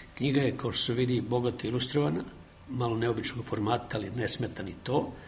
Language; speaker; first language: Serbian; native; Serbian